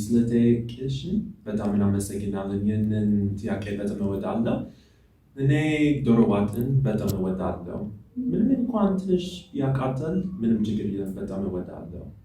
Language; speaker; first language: Amharic; non-native, learner; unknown